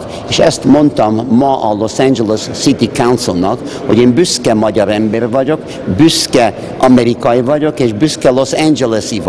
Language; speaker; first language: Hungarian; early bilingual, heritage; Hungarian